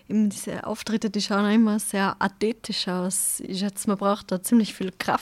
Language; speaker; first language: German; native; German